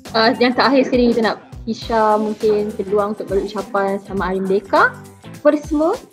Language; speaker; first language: Malay; native; Malay